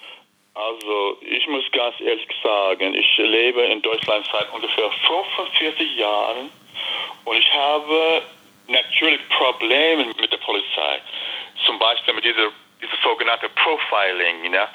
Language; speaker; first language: German; non-native, fluent; English